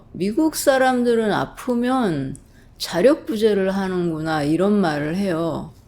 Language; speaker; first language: Korean; non-native, fluent; English